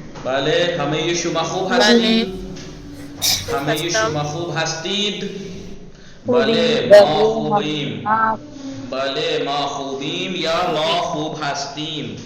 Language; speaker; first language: Persian; non-native, fluent; Urdu